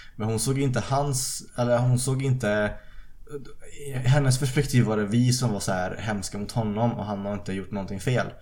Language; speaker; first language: Swedish; early bilingual, other home language; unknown